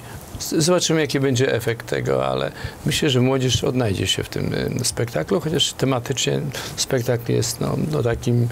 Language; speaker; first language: Polish; native; Polish